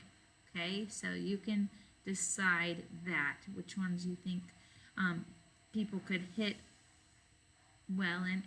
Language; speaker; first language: English; native; English